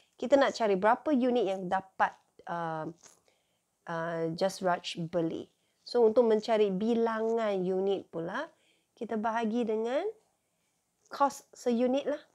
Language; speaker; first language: Malay; non-native, local second language; Chinese